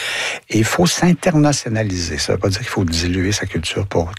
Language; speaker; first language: French; native; French